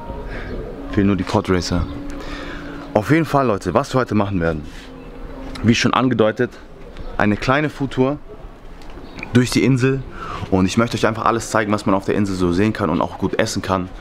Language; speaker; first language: German; native; German